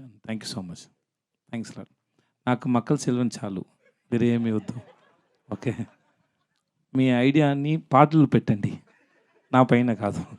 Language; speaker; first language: Telugu; non-native, learner; Tamil